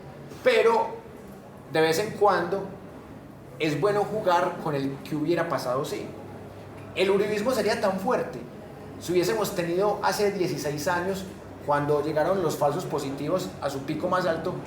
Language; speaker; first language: Spanish; native; Spanish